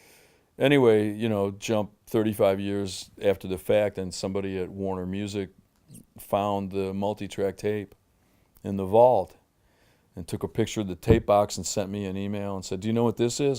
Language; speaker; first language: English; native; English